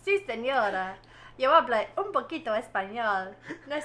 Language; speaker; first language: Spanish; non-native, learner; English